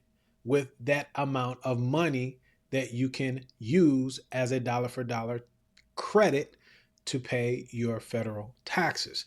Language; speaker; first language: English; native; English